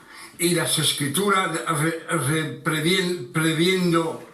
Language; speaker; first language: Spanish; non-native, fluent; French